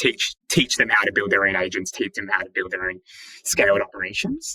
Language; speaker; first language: English; native; English